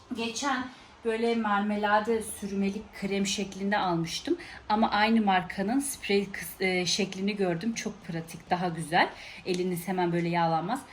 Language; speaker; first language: Turkish; native; Turkish